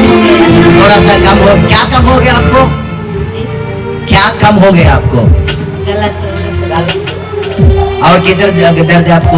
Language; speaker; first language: Hindi; non-native, local second language; Telugu